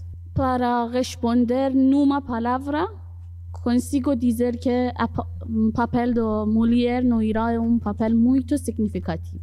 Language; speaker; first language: Portuguese; non-native, fluent; Persian